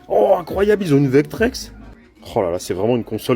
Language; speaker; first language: French; native; French